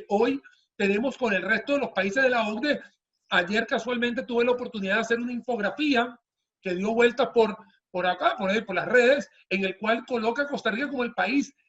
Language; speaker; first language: Spanish; native; Spanish